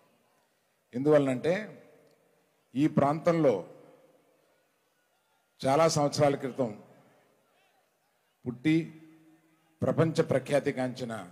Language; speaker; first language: Telugu; native; Telugu